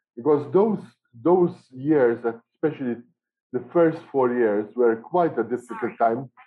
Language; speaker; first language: English; non-native, fluent; Maltese